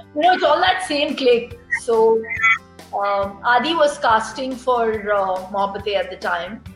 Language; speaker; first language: English; non-native, local second language; Tulu